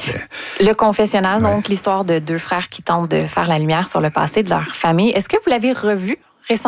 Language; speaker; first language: French; native; French